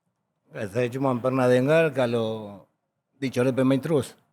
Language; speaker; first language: Indonesian; non-native, fluent; Spanish